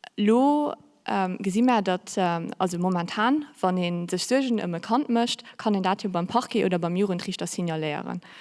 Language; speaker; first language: Luxembourgish; native; Luxembourgish